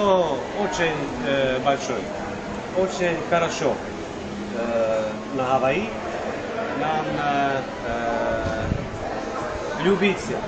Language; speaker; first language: Russian; non-native, learner; Slovak